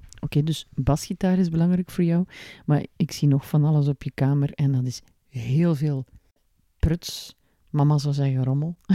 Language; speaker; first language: Dutch; native; Dutch